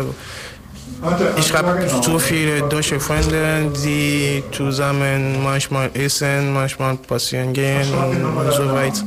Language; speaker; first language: German; non-native, learner; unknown